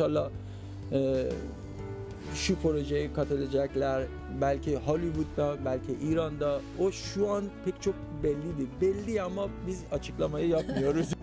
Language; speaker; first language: Turkish; non-native, fluent; Persian